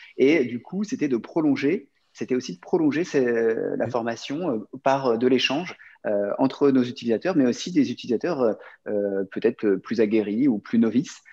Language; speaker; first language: French; native; French